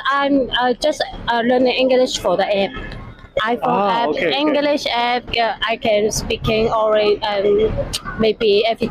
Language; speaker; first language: English; non-native, learner; Cantonese